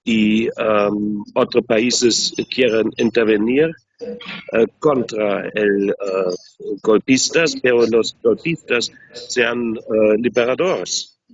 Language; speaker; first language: Spanish; non-native, learner; German